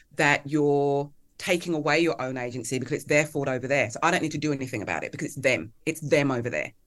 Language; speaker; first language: English; native; English